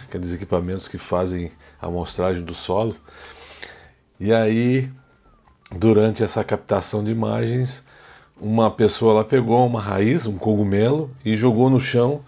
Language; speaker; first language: Portuguese; native; Portuguese